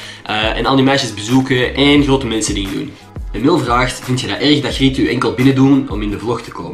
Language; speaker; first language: Dutch; native; Dutch